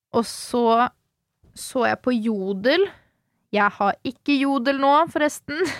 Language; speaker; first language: Norwegian; early bilingual, other home language; Swedish